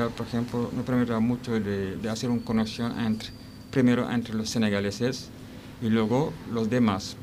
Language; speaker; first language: Spanish; non-native, learner; Wolof